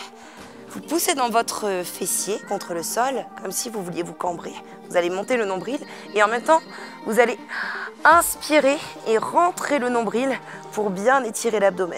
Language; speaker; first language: French; native; French